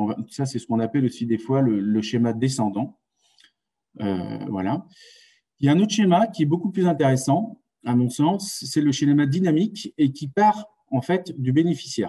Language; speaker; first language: French; native; French